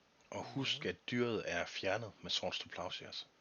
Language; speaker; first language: Danish; native; Danish